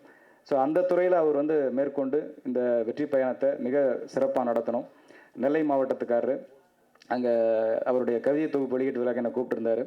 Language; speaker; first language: Tamil; native; Tamil